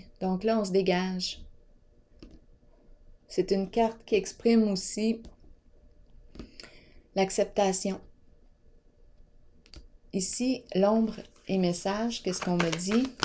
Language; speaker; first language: French; native; French